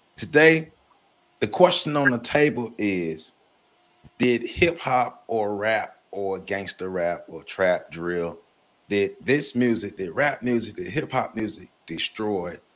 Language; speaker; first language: English; native; English